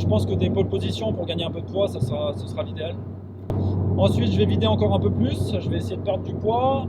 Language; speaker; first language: French; native; French